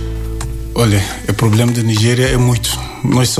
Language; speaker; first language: Portuguese; non-native, learner; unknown